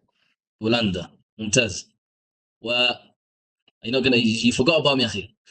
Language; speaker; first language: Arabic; non-native, fluent; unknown